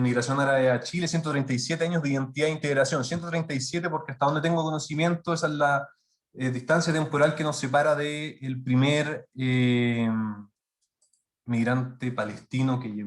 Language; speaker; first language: Spanish; native; Spanish